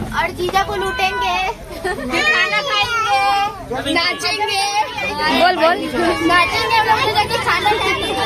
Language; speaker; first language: Hindi; non-native, local second language; Bangla